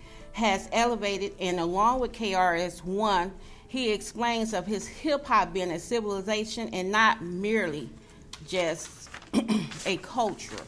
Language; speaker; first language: English; native; English